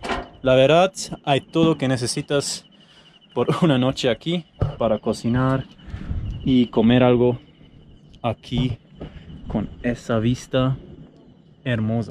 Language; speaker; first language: Spanish; non-native, fluent; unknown